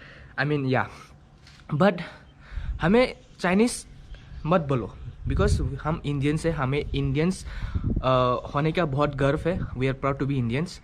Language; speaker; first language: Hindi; non-native, local second language; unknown